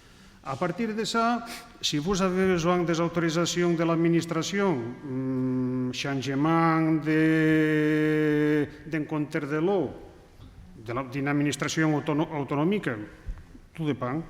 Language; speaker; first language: French; non-native, learner; Catalan